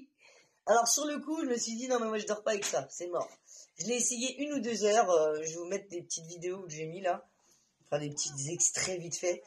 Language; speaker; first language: French; native; French